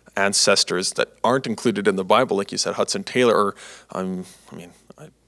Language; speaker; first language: English; native; English